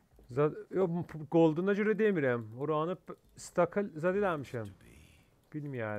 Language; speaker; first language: Persian; non-native, local second language; Azerbaijani